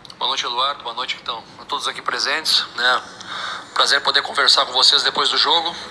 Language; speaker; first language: Portuguese; native; Portuguese